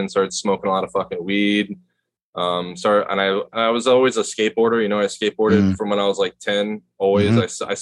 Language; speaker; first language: English; native; English